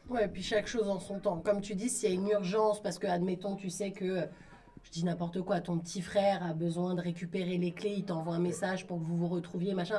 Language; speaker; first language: French; native; French